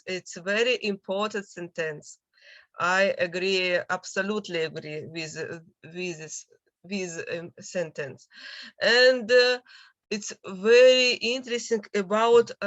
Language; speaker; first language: English; non-native, learner; Russian